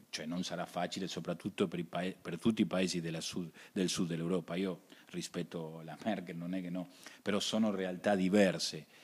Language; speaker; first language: Italian; early bilingual, heritage; Spanish